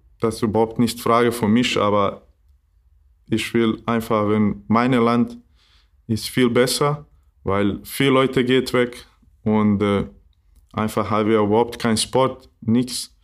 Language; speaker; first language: German; non-native, learner; Bosnian